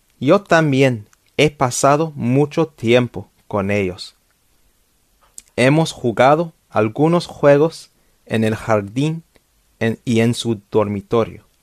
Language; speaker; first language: Spanish; non-native, fluent; English